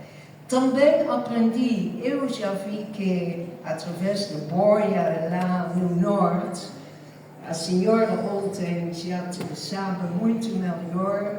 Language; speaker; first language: Portuguese; non-native, fluent; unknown